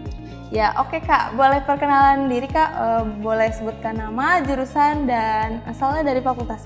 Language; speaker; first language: Indonesian; native; Indonesian